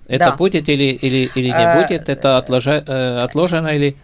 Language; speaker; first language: Russian; non-native, fluent; Estonian